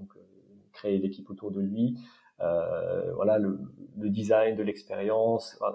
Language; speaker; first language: French; non-native, local second language; Arabic